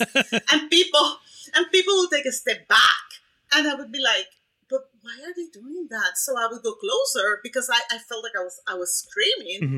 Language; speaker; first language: English; non-native, fluent; Spanish